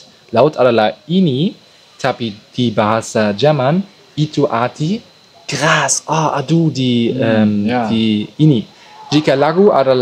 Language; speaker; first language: Indonesian; non-native, learner; German